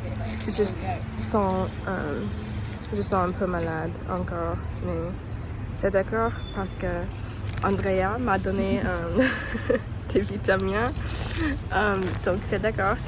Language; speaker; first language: French; non-native, learner; English